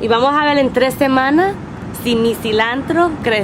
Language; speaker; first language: Spanish; early bilingual, heritage; Spanish